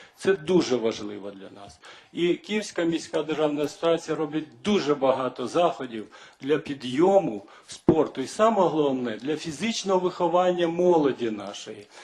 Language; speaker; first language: Ukrainian; native; Ukrainian